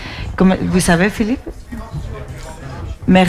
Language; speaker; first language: French; non-native, fluent; Spanish